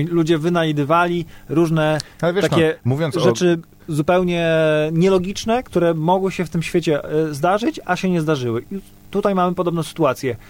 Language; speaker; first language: Polish; native; Polish